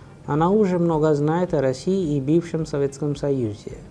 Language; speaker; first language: Russian; non-native, fluent; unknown